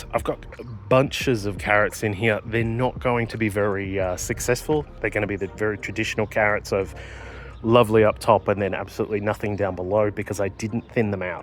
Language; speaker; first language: English; native; English